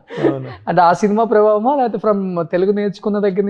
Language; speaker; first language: Telugu; native; Telugu